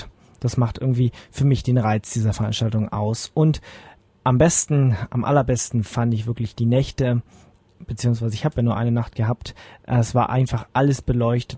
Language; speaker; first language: German; native; German